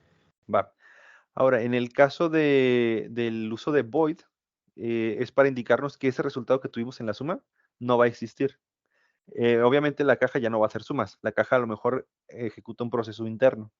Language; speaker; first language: Spanish; native; Spanish